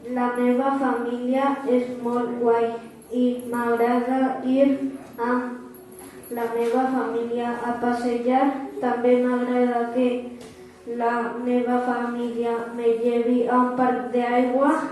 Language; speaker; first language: Catalan; non-native, local second language; Spanish